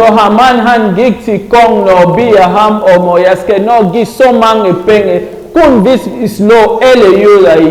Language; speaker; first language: Danish; non-native, fluent; French